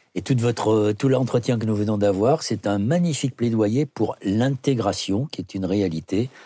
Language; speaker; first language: French; native; French